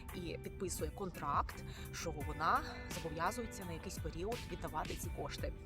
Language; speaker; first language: Ukrainian; non-native, local second language; Russian